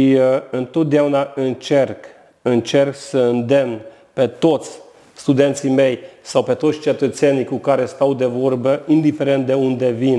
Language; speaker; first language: Romanian; non-native, local second language; Hungarian